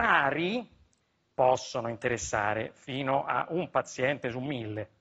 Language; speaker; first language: Italian; native; Italian